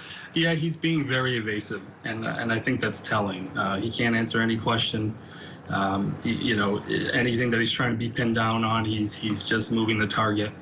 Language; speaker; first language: English; native; English